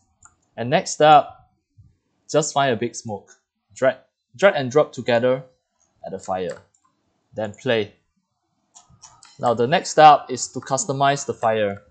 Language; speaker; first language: English; non-native, fluent; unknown